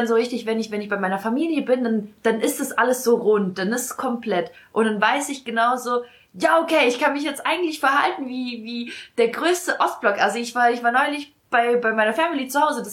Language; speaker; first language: German; early bilingual, other home language; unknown